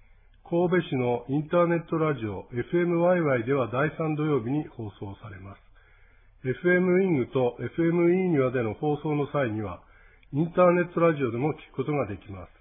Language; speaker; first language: Japanese; native; Japanese